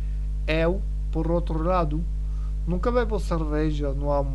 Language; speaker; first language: Portuguese; non-native, learner; German